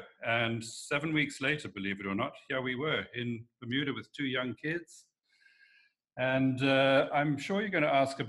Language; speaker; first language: English; native; English